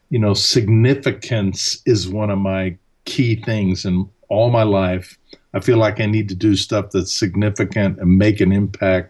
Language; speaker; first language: English; early bilingual, other home language; German